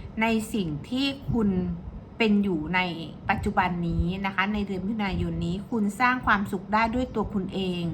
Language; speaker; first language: Thai; native; Thai